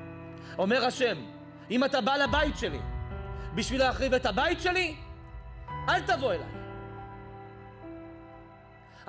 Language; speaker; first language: Hebrew; native; Hebrew